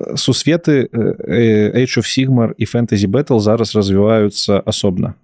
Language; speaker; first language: Belarusian; non-native, local second language; Russian